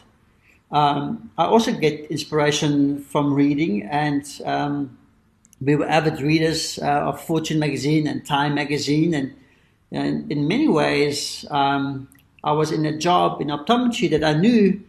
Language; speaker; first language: English; native; English